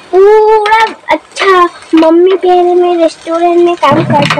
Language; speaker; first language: Hindi; non-native, local second language; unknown